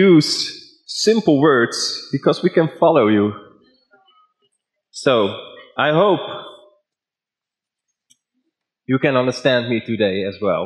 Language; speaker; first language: English; non-native, fluent; Dutch